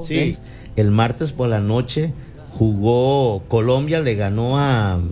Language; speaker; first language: Spanish; native; Spanish